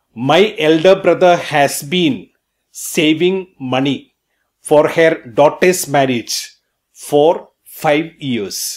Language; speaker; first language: English; non-native, local second language; Malayalam